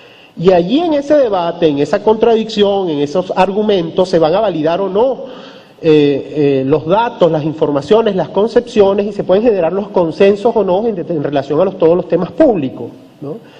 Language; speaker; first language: Spanish; native; Spanish